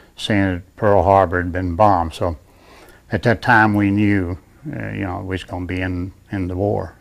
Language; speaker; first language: English; native; English